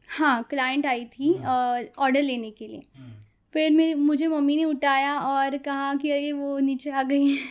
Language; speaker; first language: Hindi; non-native, local second language; Konkani